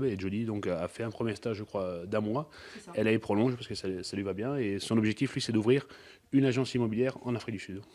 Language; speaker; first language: French; native; French